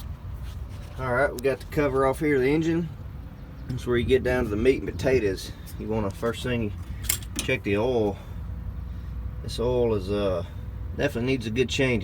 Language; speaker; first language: English; native; English